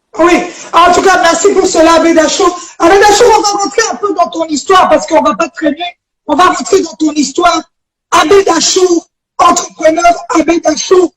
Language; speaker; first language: French; non-native, local second language; Lingala